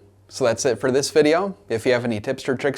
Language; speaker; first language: English; native; English